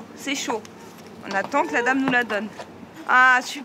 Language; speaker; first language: French; native; French